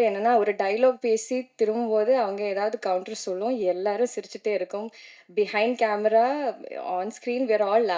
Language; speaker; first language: Tamil; non-native, learner; Malayalam